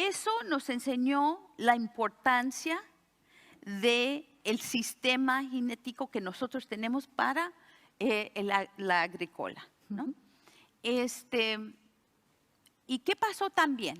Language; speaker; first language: Spanish; early bilingual, heritage; Spanish